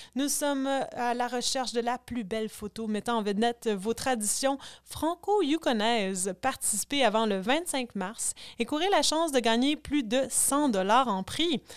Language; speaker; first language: French; native; French